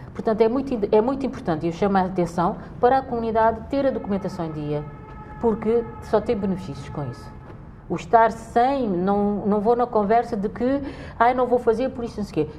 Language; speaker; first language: Portuguese; non-native, local second language; Kabuverdianu